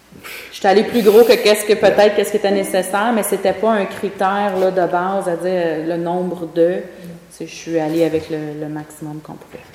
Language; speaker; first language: French; native; French